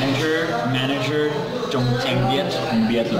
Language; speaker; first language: Vietnamese; non-native, learner; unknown